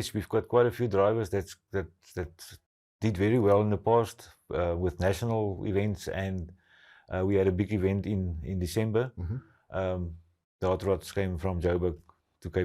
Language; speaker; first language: English; non-native, local second language; Afrikaans